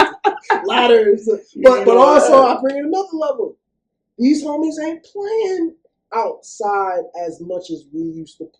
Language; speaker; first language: English; native; English